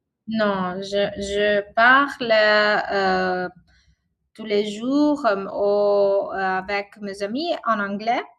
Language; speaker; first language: French; non-native, learner; Italian